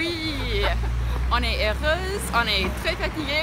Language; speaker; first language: French; non-native, learner; English